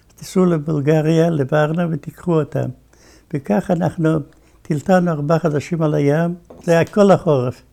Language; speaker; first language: Hebrew; non-native, fluent; Romanian